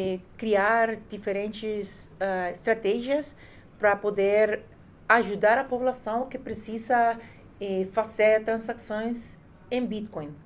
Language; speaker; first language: Portuguese; non-native, fluent; Spanish